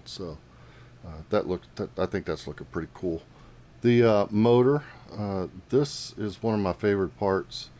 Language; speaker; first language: English; native; English